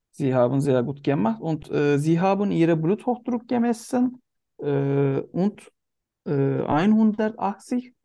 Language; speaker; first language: German; non-native, learner; Turkish